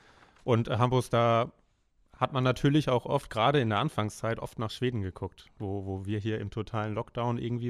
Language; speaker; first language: German; native; German